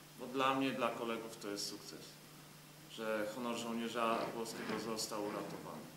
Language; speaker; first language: Polish; native; Polish